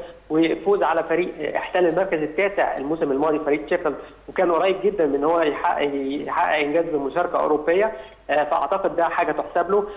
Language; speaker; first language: Arabic; native; Arabic